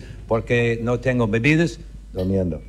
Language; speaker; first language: Spanish; non-native, learner; English